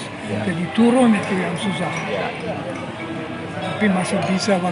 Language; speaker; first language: Indonesian; non-native, fluent; German